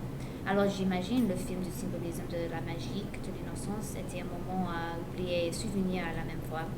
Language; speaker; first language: French; non-native, learner; English